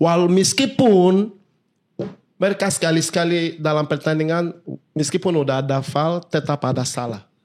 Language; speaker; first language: Indonesian; non-native, fluent; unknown